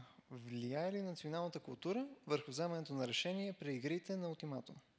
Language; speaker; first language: Bulgarian; native; Bulgarian